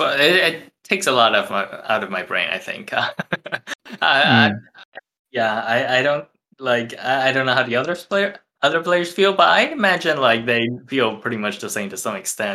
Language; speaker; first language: English; non-native, fluent; Chinese